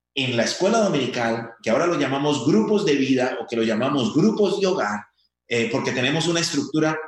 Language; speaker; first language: Spanish; native; Spanish